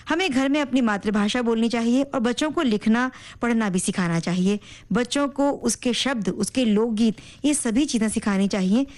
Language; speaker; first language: Hindi; native; Hindi